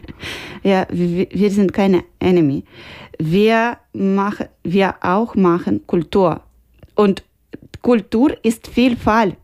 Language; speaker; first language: German; non-native, learner; Ukrainian